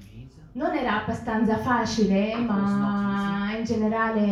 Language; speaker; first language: Italian; non-native, learner; Arabic